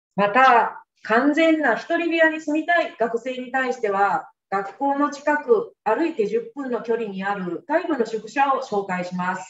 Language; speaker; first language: Japanese; native; Japanese